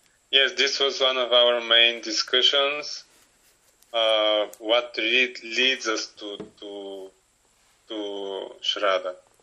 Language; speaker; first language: English; non-native, fluent; Bulgarian